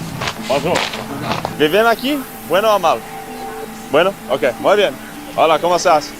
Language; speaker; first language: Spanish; non-native, learner; English